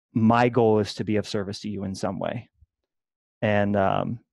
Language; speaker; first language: English; native; English